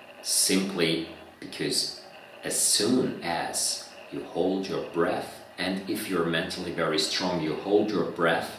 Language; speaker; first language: English; non-native, fluent; German